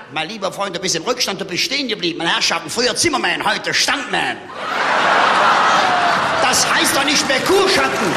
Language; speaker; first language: German; native; German